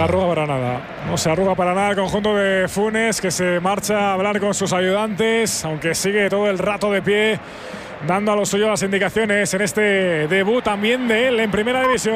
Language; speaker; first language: Spanish; native; Spanish